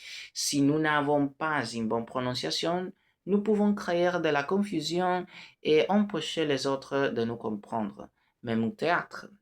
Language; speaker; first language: French; non-native, learner; Spanish